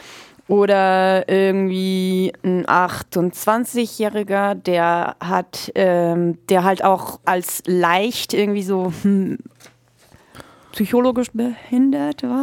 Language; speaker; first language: German; native; German